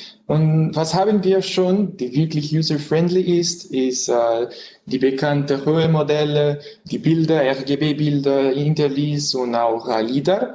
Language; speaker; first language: German; non-native, learner; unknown